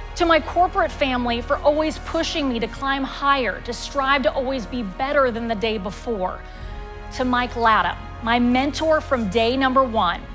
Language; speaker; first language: English; native; English